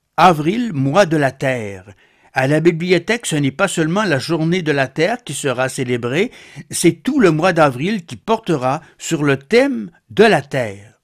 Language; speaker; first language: French; native; French